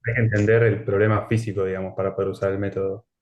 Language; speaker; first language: Spanish; native; Spanish